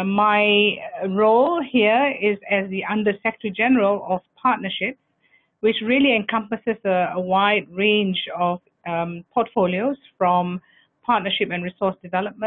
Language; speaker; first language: English; non-native, local second language; Malay